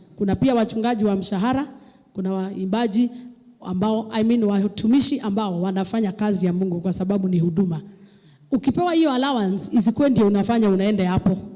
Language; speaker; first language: Swahili; non-native, local second language; Kikuyu